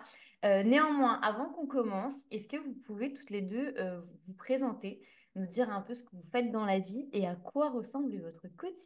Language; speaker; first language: French; native; French